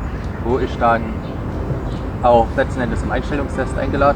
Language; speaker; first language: German; native; German